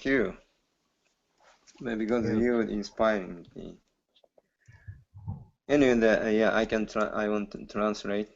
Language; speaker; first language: English; non-native, learner; Japanese